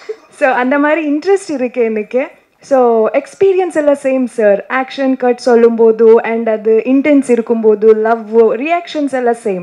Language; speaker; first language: Tamil; non-native, learner; Kannada